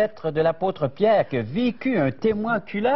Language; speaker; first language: French; native; French